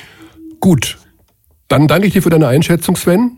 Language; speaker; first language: German; native; German